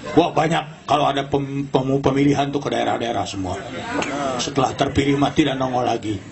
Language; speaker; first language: Indonesian; non-native, local second language; Sundanese